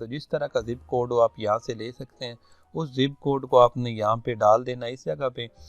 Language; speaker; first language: Urdu; non-native, local second language; Punjabi